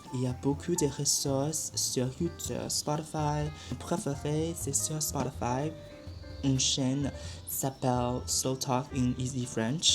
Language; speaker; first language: French; non-native, learner; Chinese